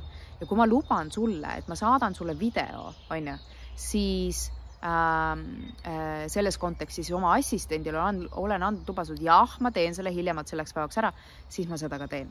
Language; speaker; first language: Estonian; native; Estonian